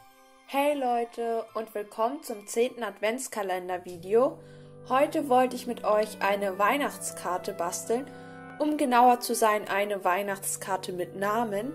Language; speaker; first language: German; native; German